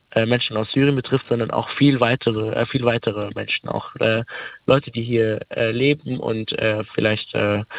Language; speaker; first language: German; early bilingual, other home language; Arabic